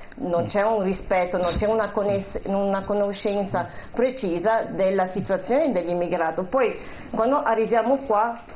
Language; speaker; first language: Italian; non-native, fluent; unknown